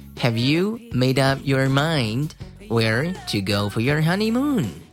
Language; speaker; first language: English; non-native, fluent; Chinese